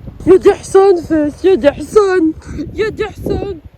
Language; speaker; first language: French; native; French